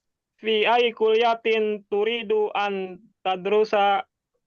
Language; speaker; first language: Arabic; non-native, learner; Indonesian